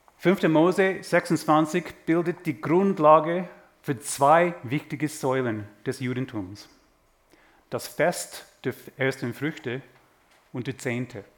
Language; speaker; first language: German; non-native, fluent; English